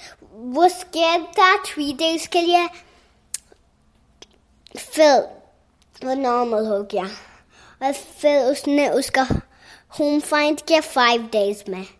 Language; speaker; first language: Hindi; early bilingual, heritage; Hindi